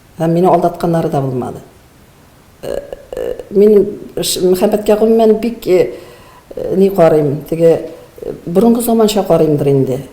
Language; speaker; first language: Tatar; native; Tatar